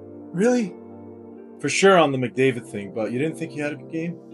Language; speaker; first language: English; native; English